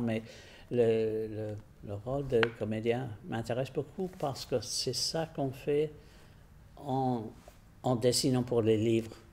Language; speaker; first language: French; non-native, fluent; English